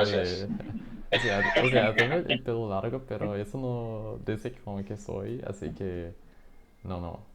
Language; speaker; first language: Spanish; non-native, fluent; Portuguese